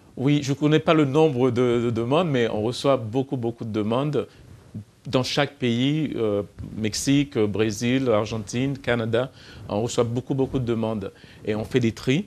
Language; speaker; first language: French; non-native, fluent; English